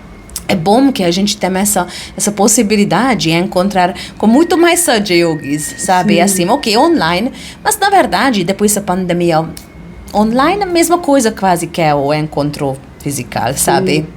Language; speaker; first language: Portuguese; non-native, fluent; Hungarian